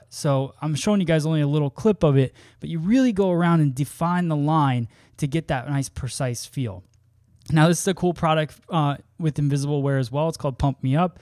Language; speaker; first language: English; native; English